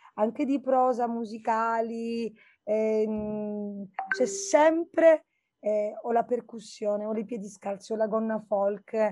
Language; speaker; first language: Italian; native; Italian